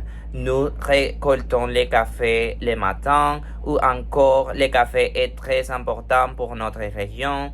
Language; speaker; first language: French; non-native, fluent; Spanish